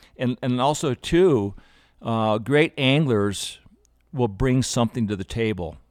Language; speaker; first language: English; native; English